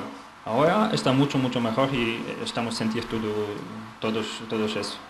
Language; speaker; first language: Spanish; non-native, learner; Polish